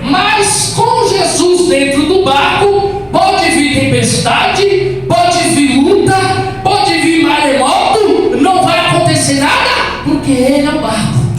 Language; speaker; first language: Portuguese; native; Portuguese